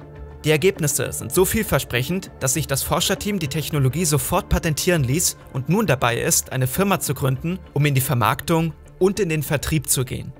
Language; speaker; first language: German; native; German